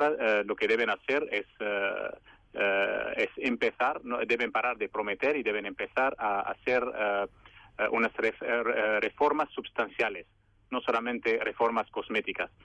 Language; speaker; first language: Spanish; non-native, fluent; Arabic